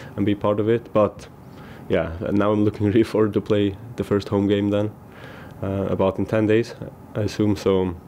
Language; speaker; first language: English; non-native, fluent; German